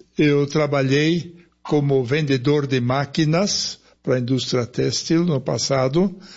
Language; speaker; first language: Portuguese; early bilingual, other home language; German